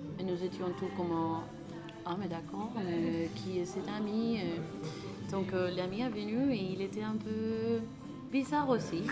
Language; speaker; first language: French; non-native, learner; Spanish